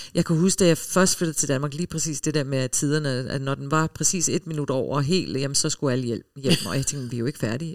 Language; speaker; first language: Danish; early bilingual, heritage; Danish